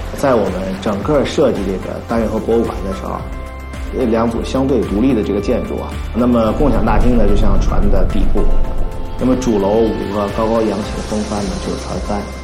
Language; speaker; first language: Chinese; native; Chinese